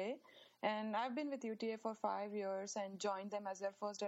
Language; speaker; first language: English; non-native, local second language; Marathi